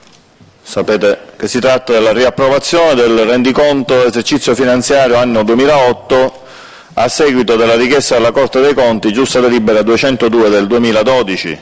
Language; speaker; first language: Italian; native; Italian